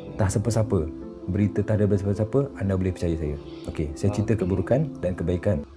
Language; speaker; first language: Malay; native; Malay